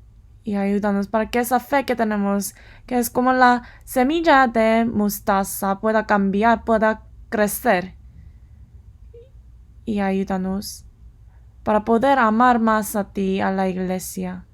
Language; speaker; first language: Spanish; non-native, fluent; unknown